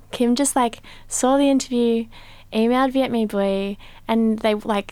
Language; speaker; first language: English; native; English